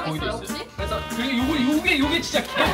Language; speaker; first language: Korean; native; Korean